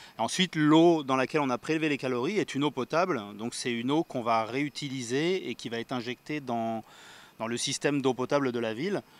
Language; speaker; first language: French; native; French